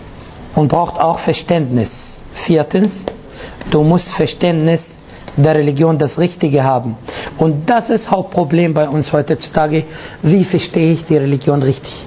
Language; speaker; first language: German; non-native, fluent; Arabic